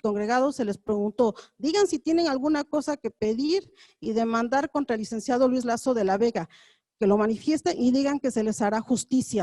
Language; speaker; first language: Spanish; native; Spanish